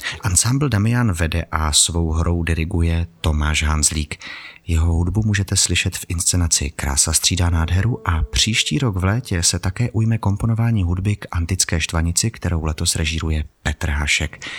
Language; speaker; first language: Czech; native; Czech